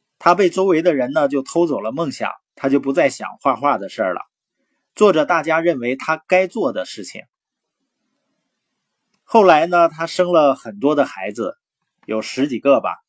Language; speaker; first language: Chinese; native; Chinese